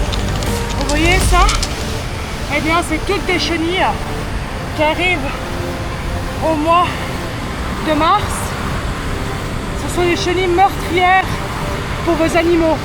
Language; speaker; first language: French; native; French